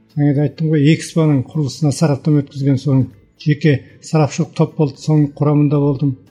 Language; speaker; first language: Kazakh; early bilingual, heritage; Kazakh